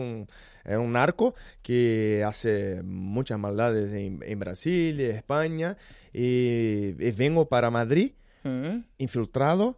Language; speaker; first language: Spanish; non-native, learner; Portuguese